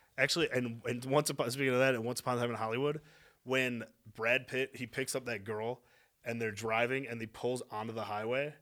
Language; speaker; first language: English; native; English